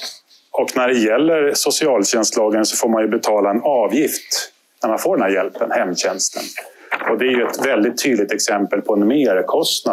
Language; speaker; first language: Swedish; native; Swedish